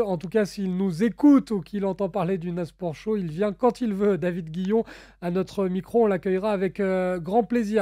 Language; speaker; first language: French; native; French